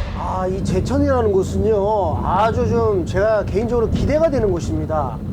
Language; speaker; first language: Korean; native; Korean